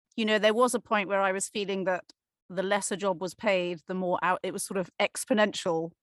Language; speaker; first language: English; native; English